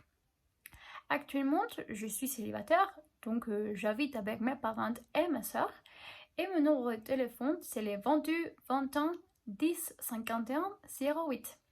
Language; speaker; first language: French; non-native, learner; Spanish